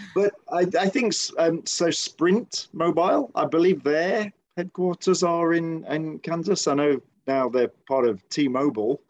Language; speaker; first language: English; native; English